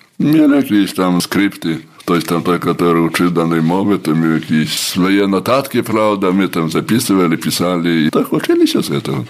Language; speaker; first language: Ukrainian; native; Ukrainian